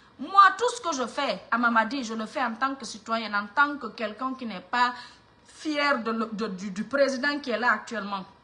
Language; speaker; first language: French; non-native, local second language; Mandingo